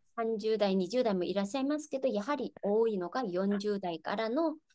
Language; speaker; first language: Japanese; non-native, fluent; Chinese